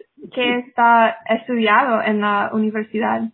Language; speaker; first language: Spanish; non-native, fluent; English